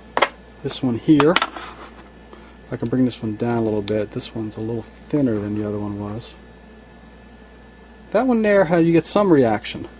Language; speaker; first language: English; native; English